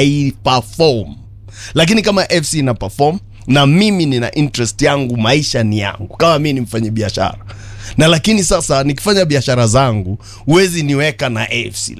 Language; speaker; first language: Swahili; native; Swahili